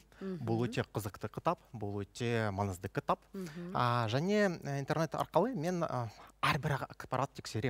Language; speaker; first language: Kazakh; non-native, local second language; Russian